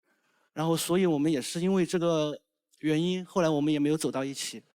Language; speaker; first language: Chinese; native; Chinese